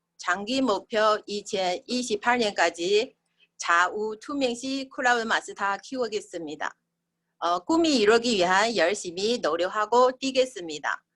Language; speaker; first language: Korean; non-native, learner; Chinese